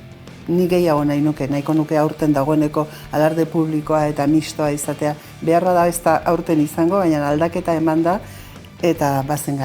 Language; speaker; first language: Basque; native; Basque